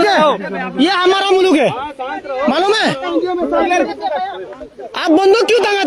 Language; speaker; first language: Hindi; non-native, learner; Bangla